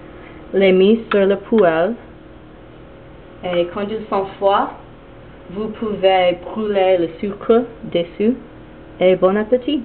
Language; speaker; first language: French; non-native, learner; English